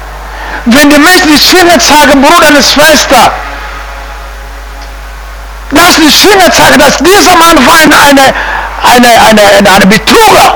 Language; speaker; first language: German; non-native, fluent; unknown